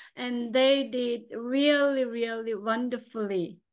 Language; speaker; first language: English; non-native, fluent; Korean